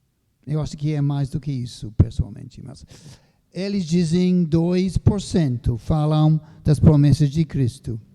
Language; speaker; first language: Portuguese; non-native, fluent; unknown